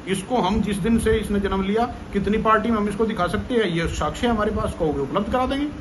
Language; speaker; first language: Hindi; native; Hindi